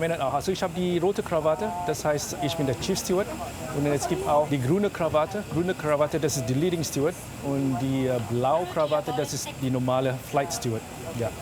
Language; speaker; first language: German; non-native, fluent; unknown